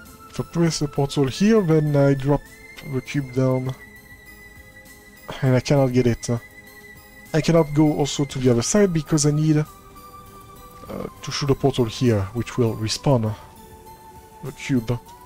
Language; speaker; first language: English; non-native, fluent; French